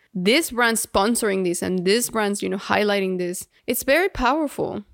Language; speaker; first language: English; non-native, fluent; Spanish